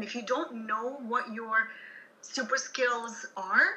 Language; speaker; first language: English; non-native, fluent; Ukrainian